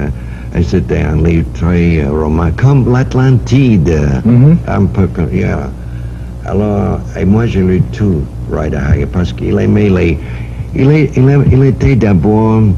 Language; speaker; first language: French; non-native, learner; English